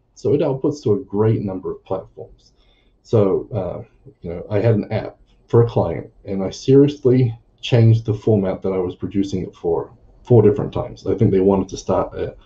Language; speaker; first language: English; native; English